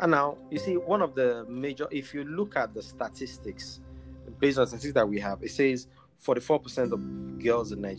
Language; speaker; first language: English; non-native, local second language; Arabic